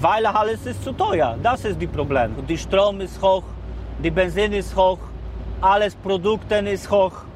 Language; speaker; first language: German; non-native, learner; Polish